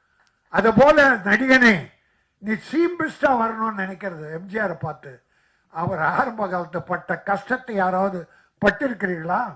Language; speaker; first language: Tamil; native; Tamil